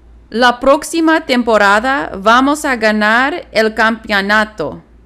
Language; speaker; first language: Spanish; non-native, learner; English